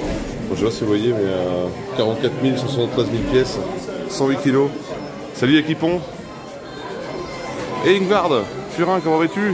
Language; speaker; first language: French; native; French